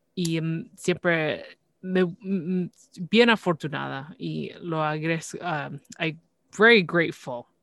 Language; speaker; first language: Spanish; early bilingual, heritage; Spanish